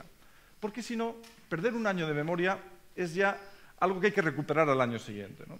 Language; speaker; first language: Spanish; native; Spanish